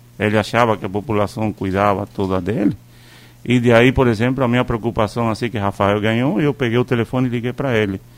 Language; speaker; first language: Portuguese; non-native, fluent; Spanish